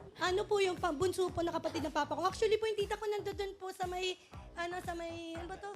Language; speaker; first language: Filipino; native; Filipino